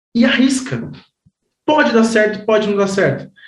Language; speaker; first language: Portuguese; native; Portuguese